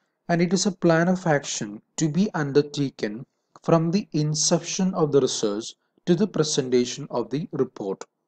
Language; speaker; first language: English; non-native, local second language; Malayalam